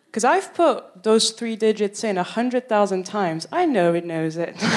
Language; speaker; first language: English; non-native, fluent; French